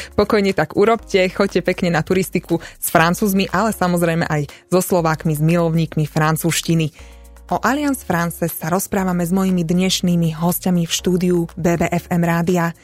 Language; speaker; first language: Slovak; native; Slovak